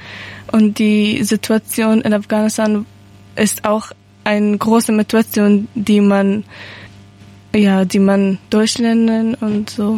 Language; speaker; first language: German; non-native, learner; Persian